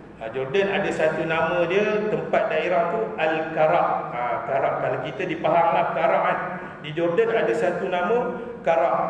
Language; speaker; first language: Malay; native; Malay